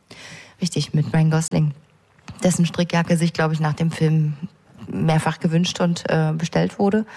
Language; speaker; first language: German; native; German